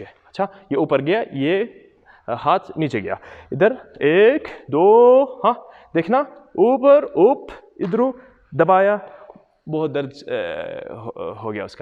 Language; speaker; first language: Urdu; non-native, local second language; Punjabi